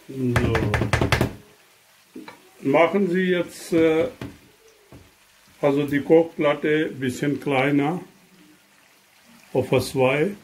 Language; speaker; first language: German; non-native, learner; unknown